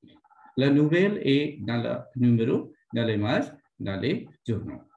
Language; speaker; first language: French; non-native, fluent; Hindi